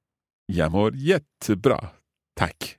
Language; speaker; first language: Swedish; non-native, learner; English